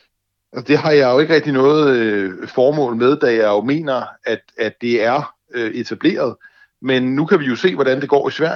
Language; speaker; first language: Danish; native; Danish